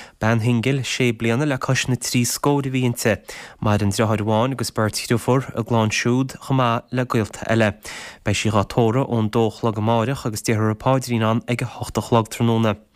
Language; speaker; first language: Irish; native; Irish